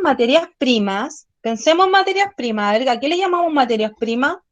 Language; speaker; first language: Spanish; native; Spanish